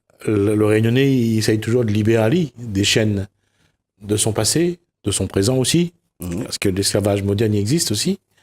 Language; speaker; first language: French; non-native, local second language; Réunion Creole French